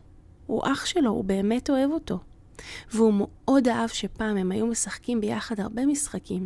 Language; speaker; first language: Hebrew; native; Hebrew